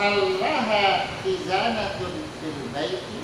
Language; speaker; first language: Arabic; non-native, fluent; Indonesian